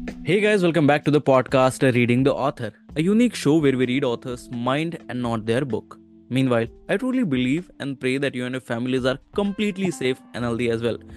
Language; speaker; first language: English; non-native, local second language; Hindi